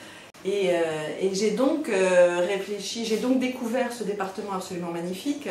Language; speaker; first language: French; native; French